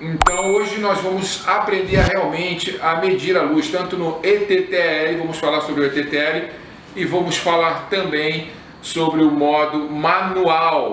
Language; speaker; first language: Portuguese; native; Portuguese